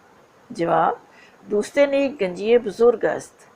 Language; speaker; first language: Persian; non-native, fluent; Urdu